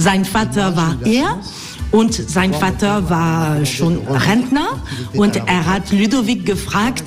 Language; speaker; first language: German; non-native, learner; French